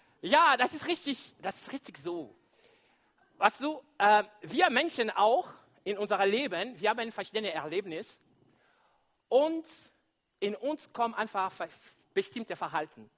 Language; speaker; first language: German; non-native, fluent; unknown